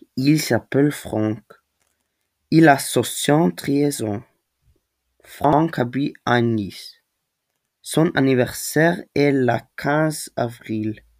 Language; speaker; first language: French; non-native, learner; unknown